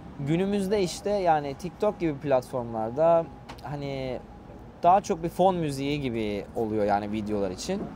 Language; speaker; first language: Turkish; native; Turkish